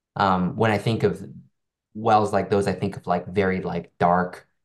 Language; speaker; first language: English; non-native, local second language; Cantonese